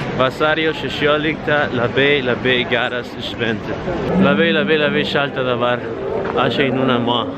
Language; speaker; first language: Lithuanian; non-native, learner; Spanish